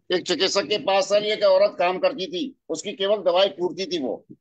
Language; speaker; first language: Hindi; native; Hindi